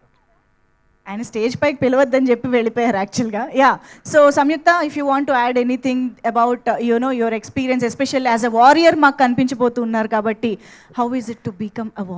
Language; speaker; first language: Telugu; native; Telugu